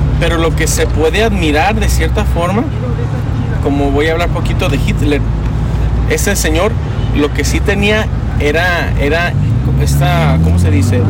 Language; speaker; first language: Spanish; early bilingual, heritage; Spanish